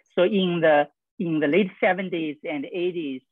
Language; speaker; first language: English; non-native, fluent; Chinese